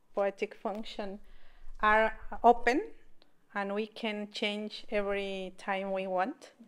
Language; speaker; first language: English; non-native, learner; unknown